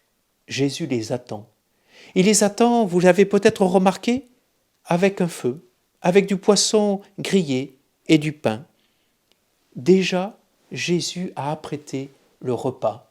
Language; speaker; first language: French; native; French